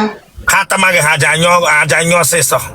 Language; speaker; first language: Igbo; native; Igbo